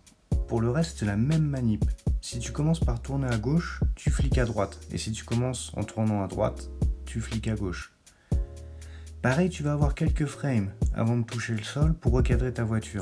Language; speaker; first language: French; native; French